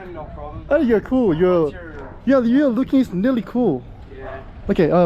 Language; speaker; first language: English; non-native, learner; Korean